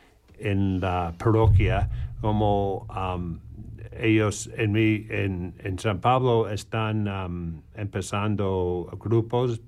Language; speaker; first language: Spanish; non-native, learner; English